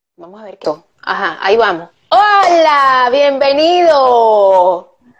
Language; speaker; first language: Spanish; native; Spanish